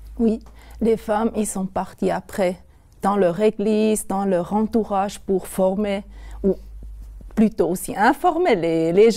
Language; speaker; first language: French; non-native, local second language; German